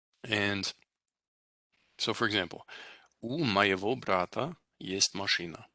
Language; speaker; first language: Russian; non-native, fluent; English